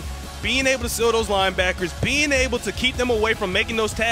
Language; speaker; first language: English; native; English